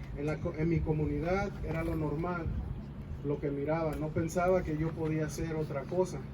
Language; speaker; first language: Spanish; early bilingual, heritage; Spanish